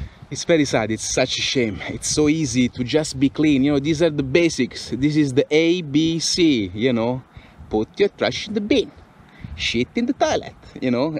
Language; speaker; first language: English; non-native, fluent; Italian